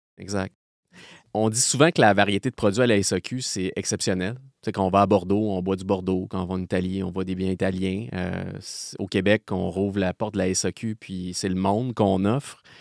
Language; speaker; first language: French; native; French